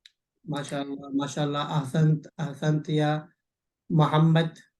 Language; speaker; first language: Arabic; non-native, fluent; Urdu